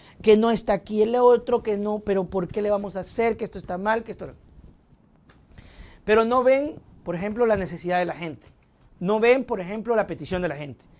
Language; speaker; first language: Spanish; native; Spanish